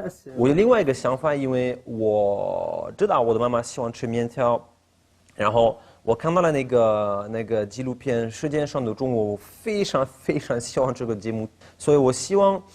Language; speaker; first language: Chinese; non-native, fluent; French